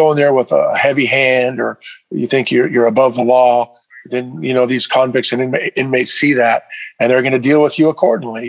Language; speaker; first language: English; native; English